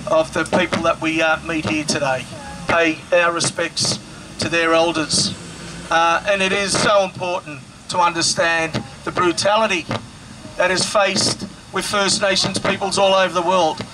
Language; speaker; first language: English; native; English